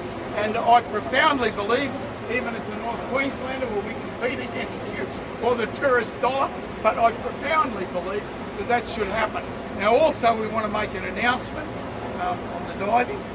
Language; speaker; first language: English; native; English